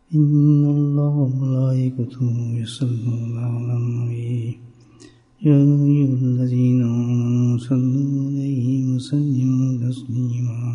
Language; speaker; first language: Urdu; native; Urdu